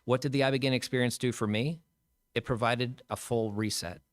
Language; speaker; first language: English; native; English